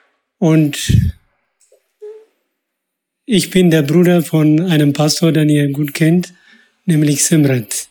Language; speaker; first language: German; non-native, fluent; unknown